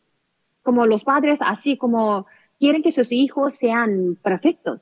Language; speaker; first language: Spanish; non-native, learner; Korean